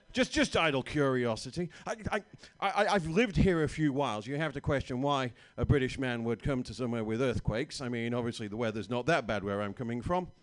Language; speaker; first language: English; native; English